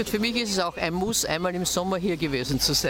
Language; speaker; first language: German; native; German